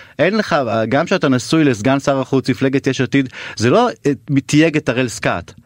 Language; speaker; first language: Hebrew; native; Hebrew